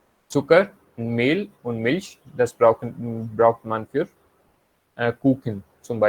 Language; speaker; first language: German; non-native, fluent; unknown